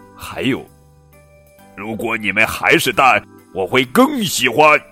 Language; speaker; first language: Chinese; native; Chinese